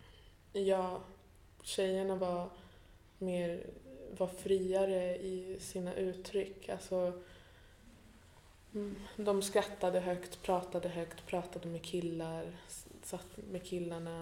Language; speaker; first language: Swedish; early bilingual, other home language; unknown